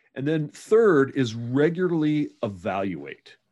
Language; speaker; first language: English; native; English